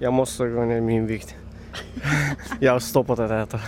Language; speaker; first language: Swedish; non-native, learner; Turkish